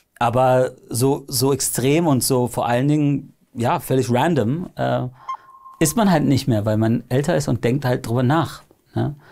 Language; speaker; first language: German; early bilingual, other home language; English